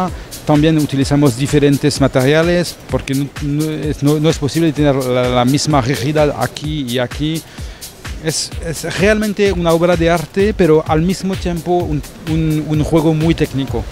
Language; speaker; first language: Spanish; non-native, fluent; French